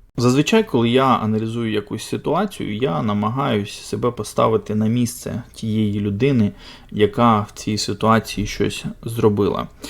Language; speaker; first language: Ukrainian; non-native, local second language; Russian